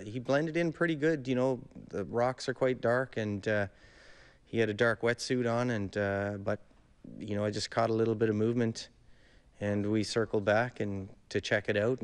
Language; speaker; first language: English; native; English